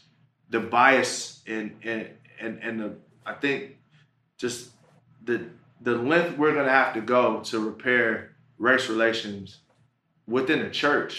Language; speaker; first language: English; native; English